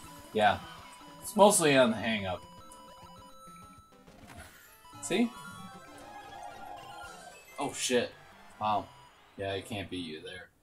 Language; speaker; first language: English; native; English